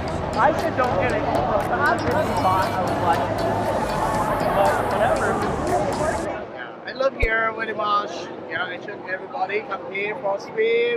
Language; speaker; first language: English; non-native, learner; Thai